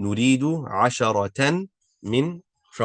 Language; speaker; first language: Arabic; non-native, fluent; English